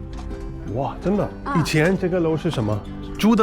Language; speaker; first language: Chinese; non-native, learner; Urdu